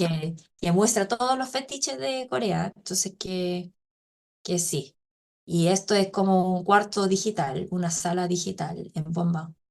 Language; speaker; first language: Spanish; non-native, fluent; Korean